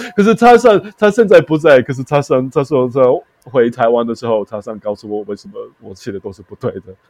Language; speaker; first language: Chinese; non-native, fluent; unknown